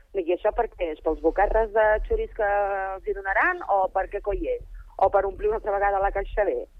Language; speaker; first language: Catalan; native; Catalan